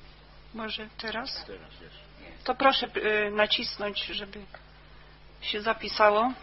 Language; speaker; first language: Polish; native; Polish